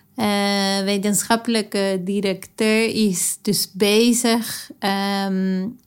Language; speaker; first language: Dutch; non-native, fluent; Spanish